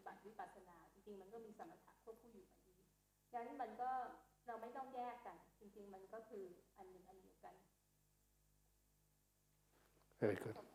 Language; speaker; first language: Thai; non-native, fluent; English